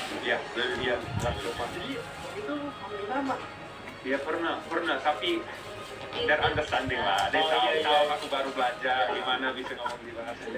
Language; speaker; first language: Indonesian; non-native, learner; English